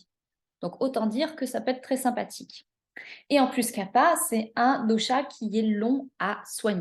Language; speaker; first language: French; native; French